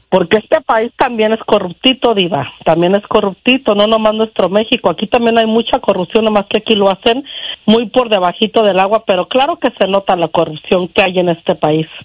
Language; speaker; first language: Spanish; native; Spanish